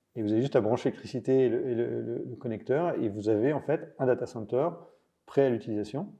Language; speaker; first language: French; native; French